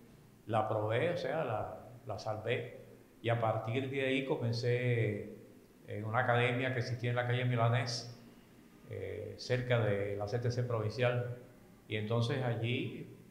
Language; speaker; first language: Spanish; native; Spanish